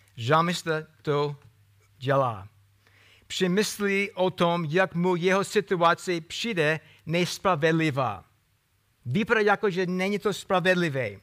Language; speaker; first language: Czech; non-native, fluent; English